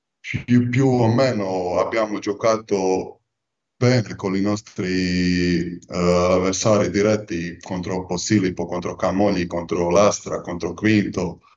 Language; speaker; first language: Italian; non-native, fluent; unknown